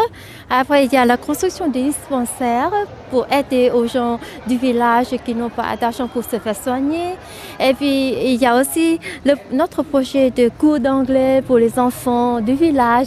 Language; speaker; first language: French; non-native, fluent; Vietnamese